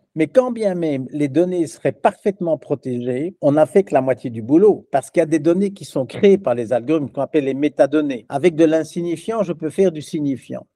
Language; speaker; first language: French; native; French